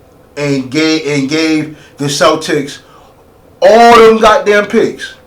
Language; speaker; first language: English; native; English